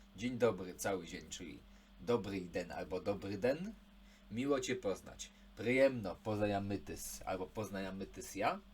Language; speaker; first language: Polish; native; Polish